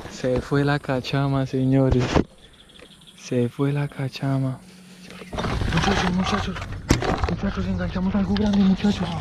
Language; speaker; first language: Spanish; native; Spanish